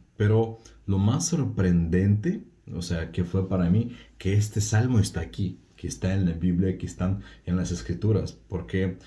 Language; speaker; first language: Spanish; non-native, fluent; Russian